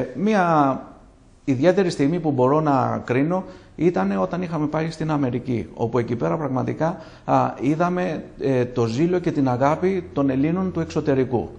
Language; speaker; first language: Greek; native; Greek